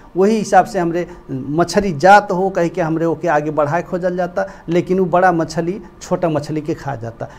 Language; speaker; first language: Bhojpuri; non-native, local second language; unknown